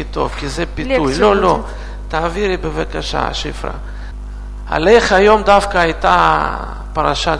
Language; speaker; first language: Hebrew; non-native, fluent; Russian